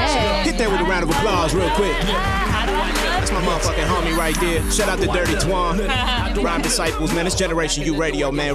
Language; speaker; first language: English; native; English